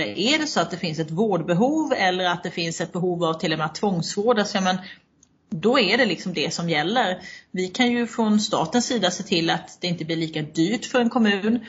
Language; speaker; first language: Swedish; native; Swedish